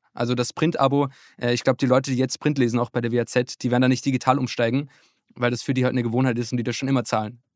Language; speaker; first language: German; native; German